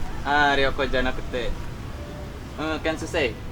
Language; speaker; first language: Japanese; non-native, learner; Indonesian